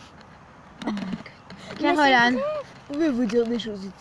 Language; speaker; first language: French; native; French